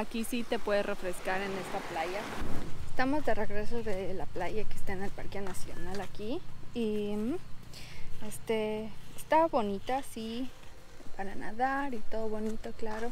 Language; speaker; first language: Spanish; native; Spanish